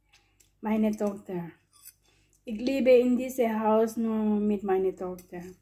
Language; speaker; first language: German; non-native, learner; Filipino